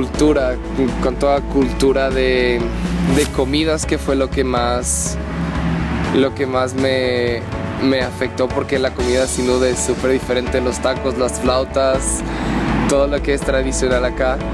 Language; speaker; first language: Spanish; non-native, fluent; Portuguese